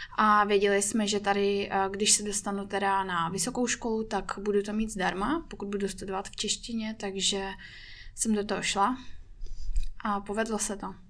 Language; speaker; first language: Czech; non-native, fluent; Russian